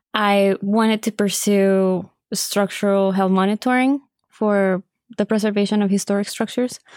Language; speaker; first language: English; non-native, fluent; Spanish